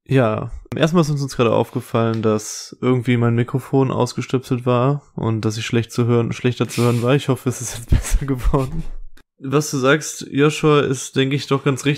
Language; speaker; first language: German; native; German